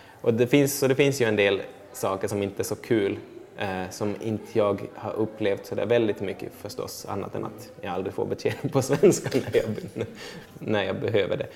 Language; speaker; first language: Swedish; native; Swedish